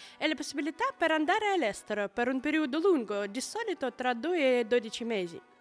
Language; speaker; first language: Italian; non-native, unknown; Russian